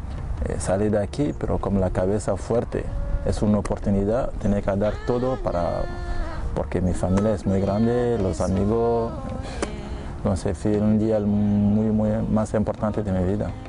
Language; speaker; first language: Spanish; non-native, fluent; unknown